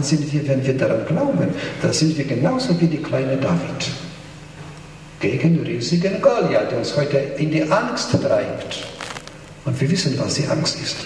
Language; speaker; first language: German; non-native, fluent; Polish